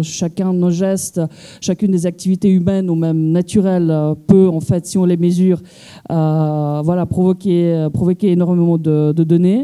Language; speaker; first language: French; native; French